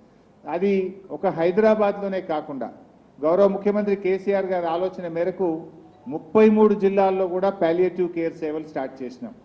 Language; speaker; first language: Telugu; native; Telugu